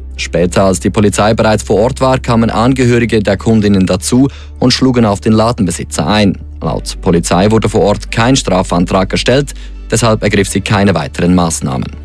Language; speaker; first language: German; native; German